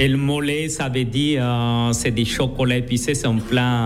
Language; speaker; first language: French; non-native, fluent; Spanish